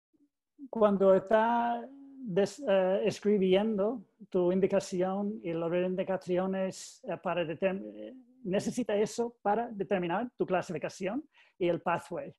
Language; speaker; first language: Spanish; non-native, learner; English